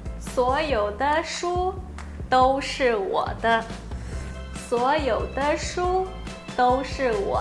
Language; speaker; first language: Chinese; non-native, fluent; Portuguese